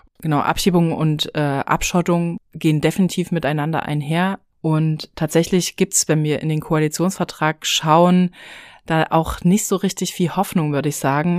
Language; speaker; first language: German; native; German